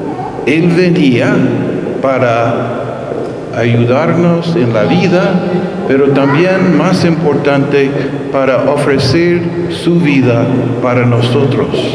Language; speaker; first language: Spanish; non-native, fluent; English